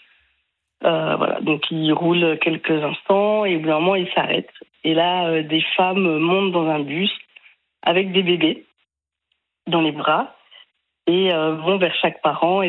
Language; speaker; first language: French; native; French